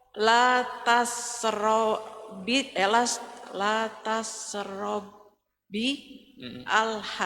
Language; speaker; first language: Arabic; non-native, learner; Indonesian